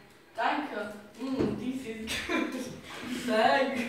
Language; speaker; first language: German; non-native, learner; English